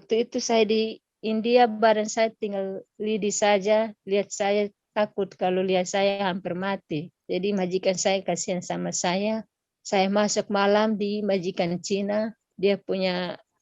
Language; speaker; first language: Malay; non-native, local second language; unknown